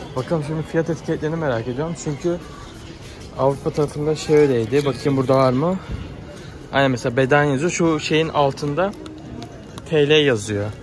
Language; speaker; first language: Turkish; native; Turkish